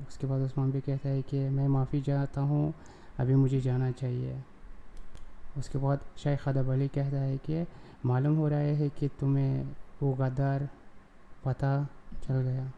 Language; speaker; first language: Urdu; non-native, local second language; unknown